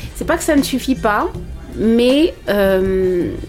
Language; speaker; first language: French; non-native, local second language; Lingala